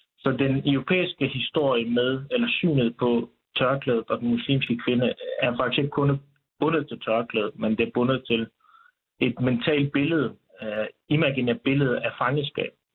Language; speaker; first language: Danish; early bilingual, other home language; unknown